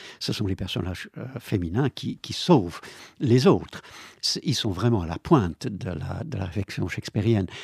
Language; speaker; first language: French; non-native, fluent; English